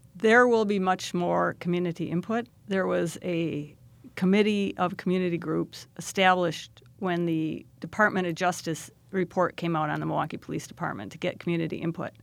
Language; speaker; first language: English; native; English